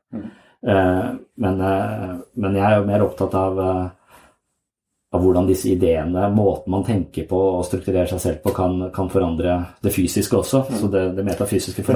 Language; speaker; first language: Norwegian; native; Norwegian